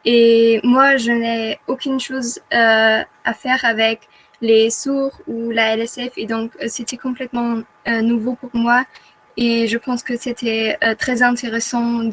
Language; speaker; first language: French; non-native, learner; German